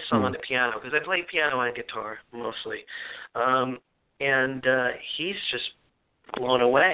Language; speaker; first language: English; native; English